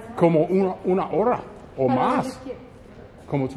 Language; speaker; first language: Spanish; non-native, learner; English